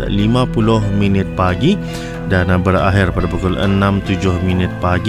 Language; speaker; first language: Malay; native; Malay